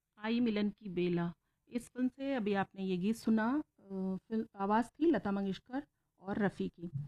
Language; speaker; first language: Hindi; native; Hindi